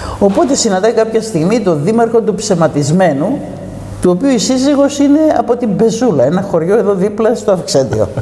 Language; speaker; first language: Greek; native; Greek